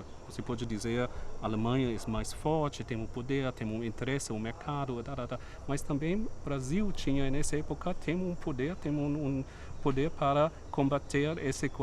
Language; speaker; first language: Portuguese; non-native, fluent; German